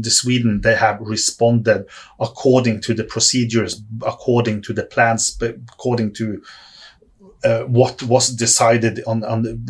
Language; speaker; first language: English; non-native, fluent; Norwegian